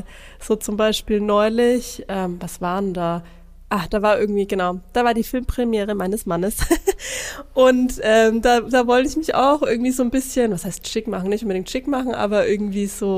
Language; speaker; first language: German; native; German